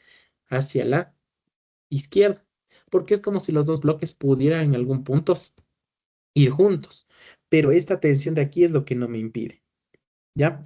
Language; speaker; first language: Spanish; native; Spanish